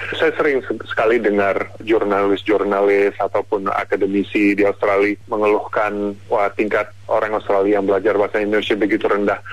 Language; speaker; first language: Indonesian; non-native, fluent; English